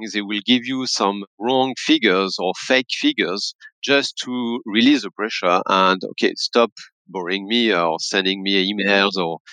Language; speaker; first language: English; non-native, fluent; French